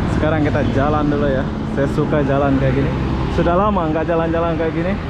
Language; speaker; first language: Indonesian; native; Indonesian